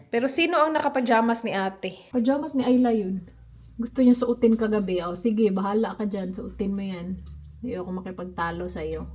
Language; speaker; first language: Filipino; native; Filipino